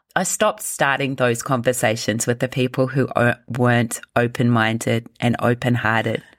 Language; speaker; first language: English; native; English